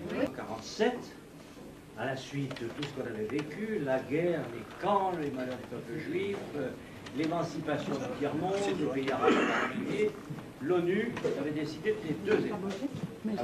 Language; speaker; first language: French; non-native, fluent; Persian